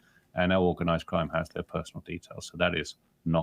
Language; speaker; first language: English; native; English